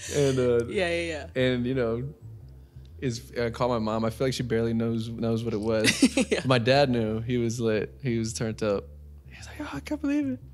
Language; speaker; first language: English; native; English